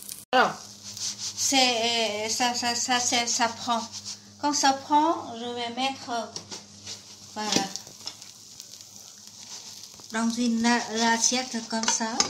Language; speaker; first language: French; non-native, fluent; Vietnamese